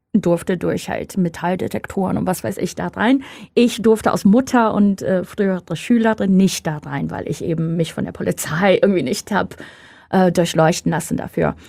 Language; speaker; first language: German; non-native, fluent; English